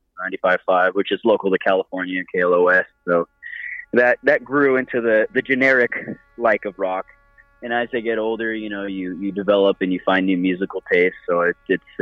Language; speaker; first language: English; native; English